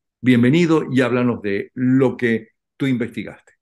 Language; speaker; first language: Spanish; native; Spanish